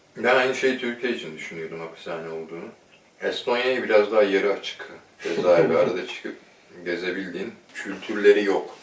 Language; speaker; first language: Turkish; native; Turkish